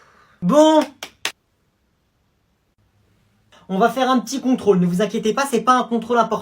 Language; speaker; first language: French; native; French